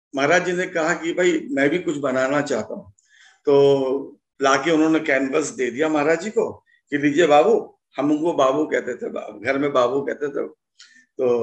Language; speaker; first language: Hindi; native; Hindi